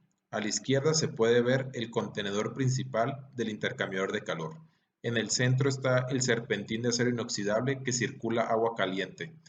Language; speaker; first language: Spanish; native; Spanish